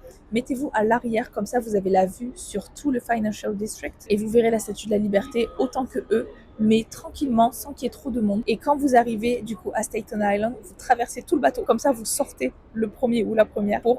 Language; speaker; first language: French; native; French